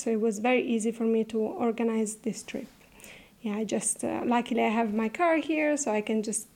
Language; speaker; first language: English; non-native, fluent; Italian